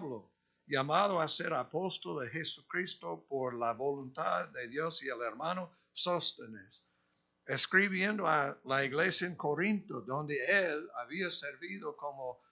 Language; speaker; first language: Spanish; non-native, fluent; English